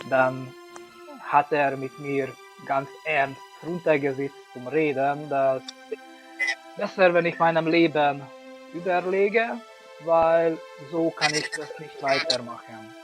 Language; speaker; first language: German; non-native, learner; Hungarian